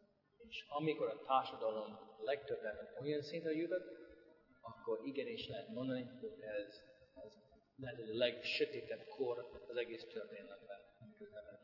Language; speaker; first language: Hungarian; non-native, fluent; English